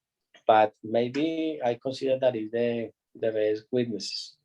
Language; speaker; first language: English; non-native, learner; Spanish